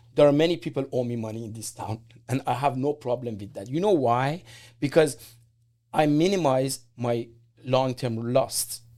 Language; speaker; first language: English; non-native, fluent; Persian